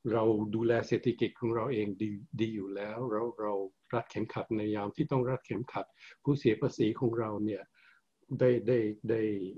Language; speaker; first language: Thai; early bilingual, heritage; Thai